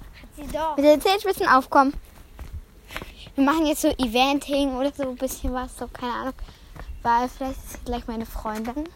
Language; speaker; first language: German; native; German